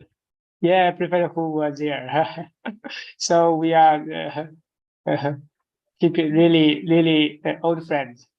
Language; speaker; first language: English; non-native, fluent; Chinese